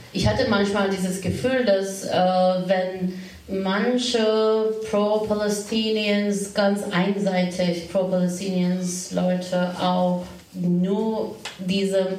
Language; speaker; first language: German; non-native, fluent; Turkish